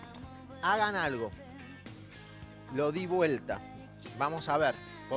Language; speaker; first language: Spanish; native; Spanish